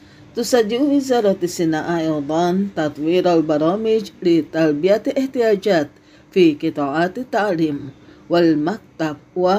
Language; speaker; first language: Arabic; non-native, fluent; Indonesian